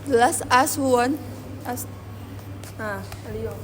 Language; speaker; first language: English; non-native, learner; Indonesian